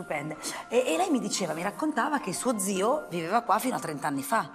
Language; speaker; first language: Italian; native; Italian